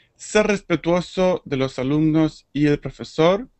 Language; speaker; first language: Spanish; native; Spanish